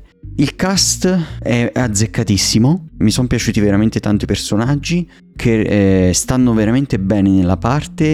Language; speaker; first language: Italian; native; Italian